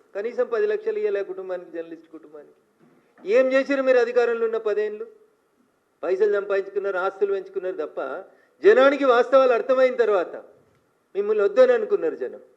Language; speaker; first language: Telugu; native; Telugu